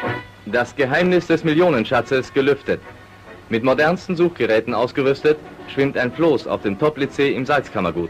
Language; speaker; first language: German; native; German